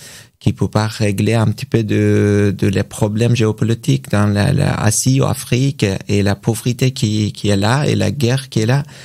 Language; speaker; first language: French; non-native, learner; Persian